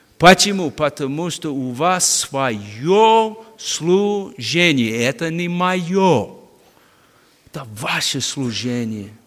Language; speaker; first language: Russian; non-native, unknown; English